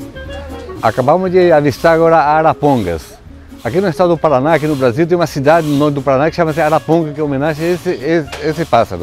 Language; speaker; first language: Portuguese; native; Portuguese